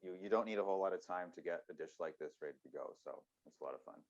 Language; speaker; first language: English; native; English